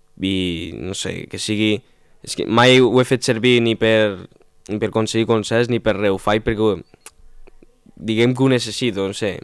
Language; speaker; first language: Catalan; non-native, local second language; Spanish